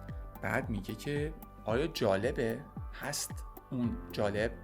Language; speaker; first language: Persian; native; Persian